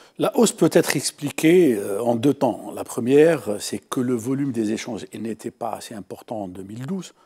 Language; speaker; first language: French; non-native, local second language; Arabic